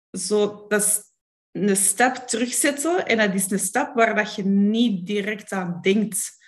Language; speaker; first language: Dutch; native; Dutch